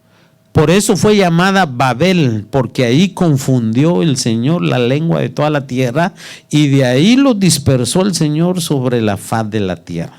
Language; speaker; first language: Spanish; native; Spanish